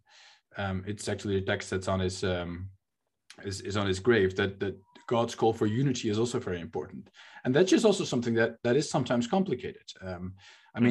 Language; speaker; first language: English; non-native, fluent; Dutch